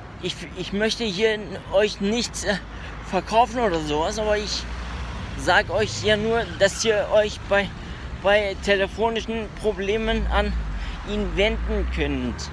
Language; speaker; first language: German; early bilingual, other home language; Turkish